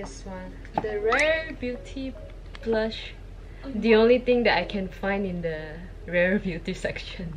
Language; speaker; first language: English; non-native, fluent; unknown